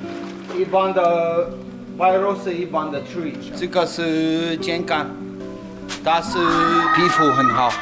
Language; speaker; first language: Chinese; non-native, learner; Russian